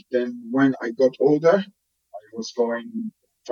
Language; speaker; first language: English; non-native, local second language; Yoruba